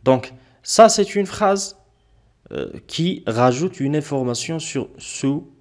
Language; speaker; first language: French; non-native, local second language; Arabic